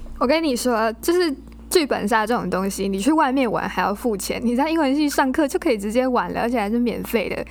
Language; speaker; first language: Chinese; native; Chinese